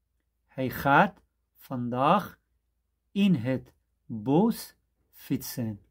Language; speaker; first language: Dutch; non-native, fluent; Persian